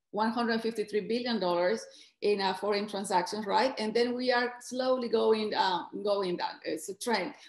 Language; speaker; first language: English; non-native, fluent; Spanish